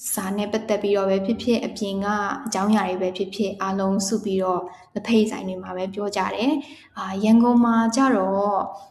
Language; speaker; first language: Burmese; native; Burmese